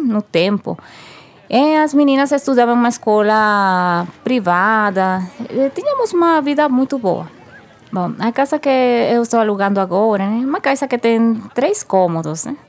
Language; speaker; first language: Portuguese; non-native, fluent; Spanish